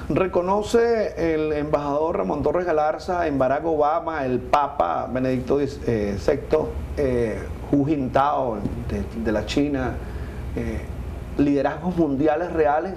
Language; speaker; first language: Spanish; native; Spanish